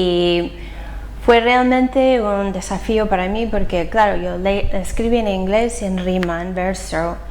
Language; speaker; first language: Spanish; non-native, fluent; English